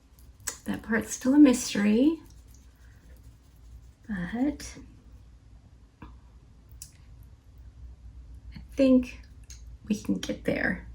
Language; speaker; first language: English; native; English